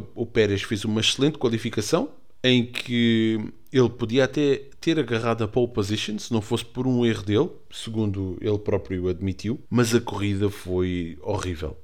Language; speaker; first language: Portuguese; native; Portuguese